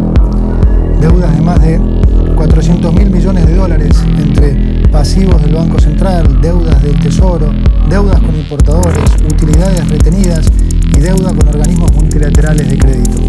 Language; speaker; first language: Spanish; native; Spanish